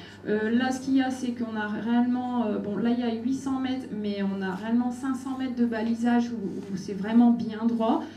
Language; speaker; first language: French; native; French